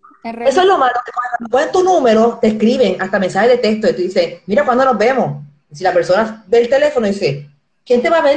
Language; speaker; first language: Spanish; native; Spanish